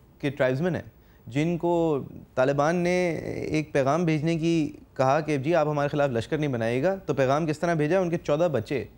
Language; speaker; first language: Urdu; native; Urdu